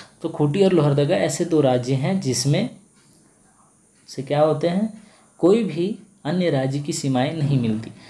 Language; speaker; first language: Hindi; native; Hindi